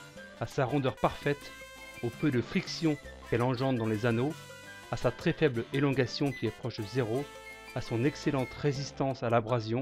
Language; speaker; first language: French; native; French